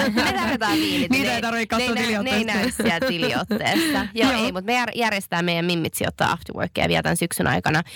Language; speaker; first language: Finnish; early bilingual, heritage; Finnish